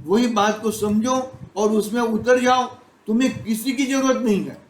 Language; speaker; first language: Hindi; non-native, local second language; Gujarati